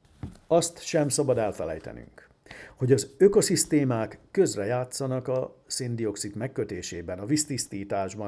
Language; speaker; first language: Hungarian; native; Hungarian